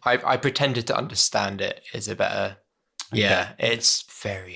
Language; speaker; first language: English; native; English